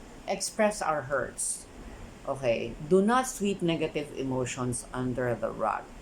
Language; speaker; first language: English; non-native, local second language; Filipino